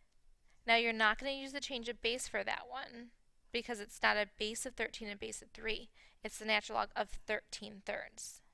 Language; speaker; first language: English; native; English